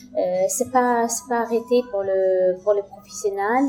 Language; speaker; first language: French; non-native, learner; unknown